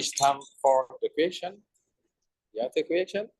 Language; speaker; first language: English; non-native, learner; Thai